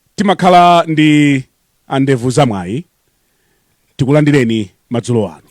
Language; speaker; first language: Nyanja; native; Nyanja